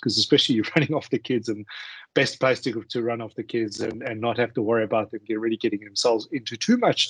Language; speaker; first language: English; native; English